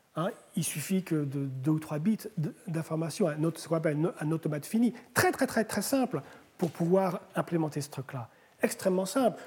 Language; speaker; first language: French; native; French